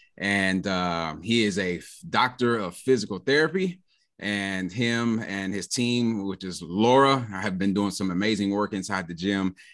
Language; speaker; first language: English; native; English